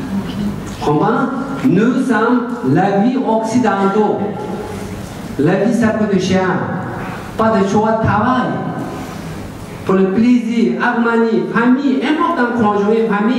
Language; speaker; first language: French; non-native, learner; Tibetan